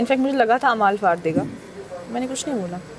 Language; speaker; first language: Hindi; native; Hindi